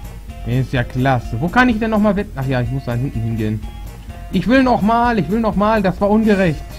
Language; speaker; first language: German; native; German